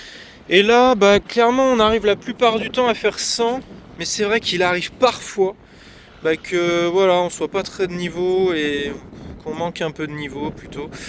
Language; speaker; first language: French; native; French